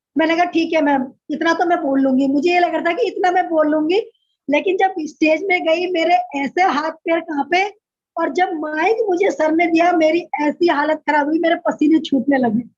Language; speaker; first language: Hindi; native; Hindi